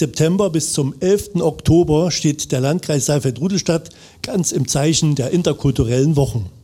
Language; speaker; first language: German; native; German